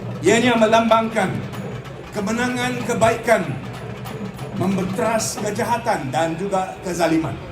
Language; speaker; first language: Malay; non-native, local second language; Punjabi